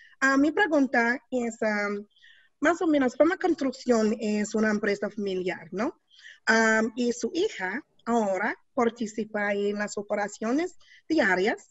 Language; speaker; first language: Spanish; non-native, learner; English